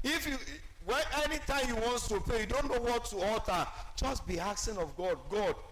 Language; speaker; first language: English; non-native, local second language; Yoruba